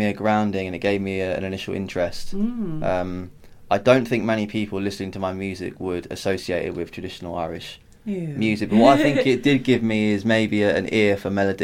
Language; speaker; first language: English; native; English